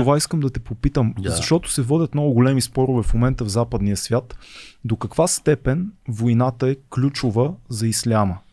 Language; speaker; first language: Bulgarian; native; Bulgarian